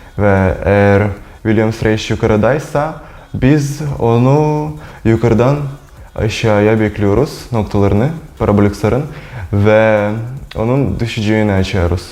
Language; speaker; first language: Turkish; non-native, learner; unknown